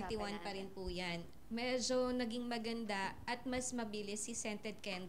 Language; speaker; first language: Filipino; native; Filipino